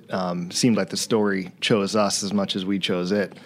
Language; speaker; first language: English; native; English